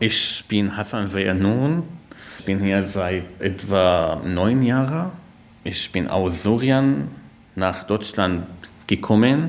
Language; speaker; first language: German; non-native, learner; Arabic